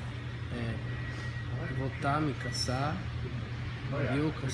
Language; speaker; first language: Portuguese; non-native, learner; English